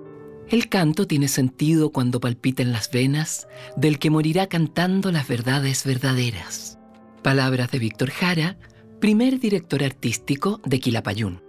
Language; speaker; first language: Spanish; native; Spanish